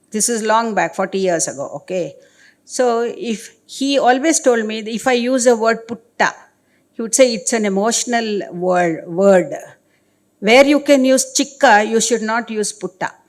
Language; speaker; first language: English; non-native, local second language; Kannada